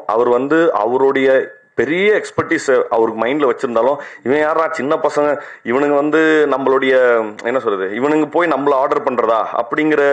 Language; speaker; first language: Tamil; native; Tamil